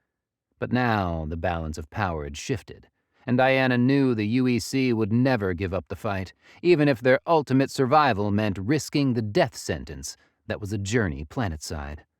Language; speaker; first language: English; native; English